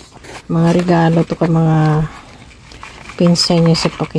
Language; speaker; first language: Filipino; native; Filipino